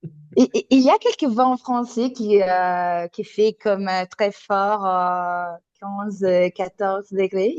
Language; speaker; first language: French; non-native, fluent; Italian